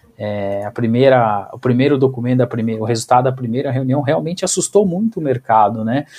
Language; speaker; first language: Portuguese; native; Portuguese